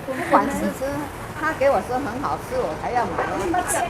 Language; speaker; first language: Chinese; native; Chinese